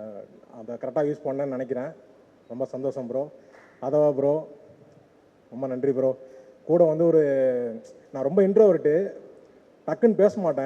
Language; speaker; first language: Tamil; native; Tamil